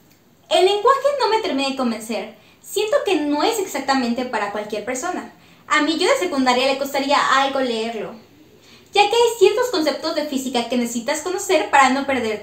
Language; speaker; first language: Spanish; native; Spanish